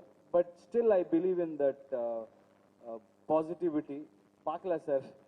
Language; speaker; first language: Tamil; non-native, learner; Kannada